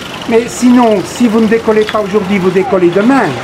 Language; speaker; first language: French; native; French